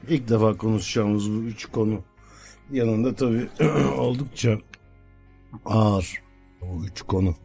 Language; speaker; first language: Turkish; native; Turkish